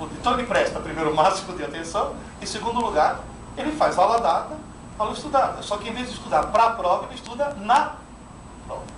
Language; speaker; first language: Portuguese; non-native, fluent; Italian